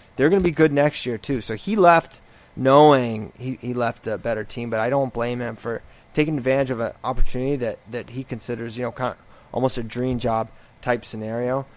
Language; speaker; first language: English; native; English